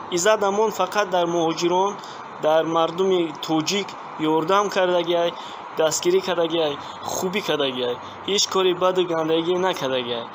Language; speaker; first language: Tajik; native; Tajik